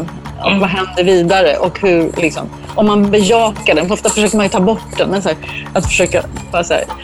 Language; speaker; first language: Swedish; native; Swedish